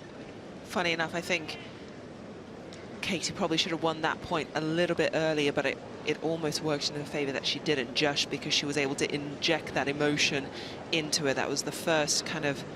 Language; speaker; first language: English; native; English